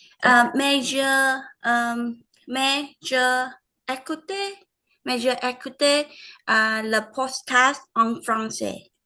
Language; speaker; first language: French; non-native, learner; Vietnamese